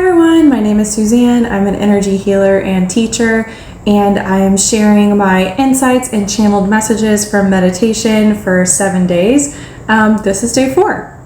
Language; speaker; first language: English; native; English